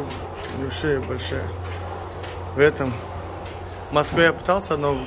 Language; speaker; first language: Russian; non-native, local second language; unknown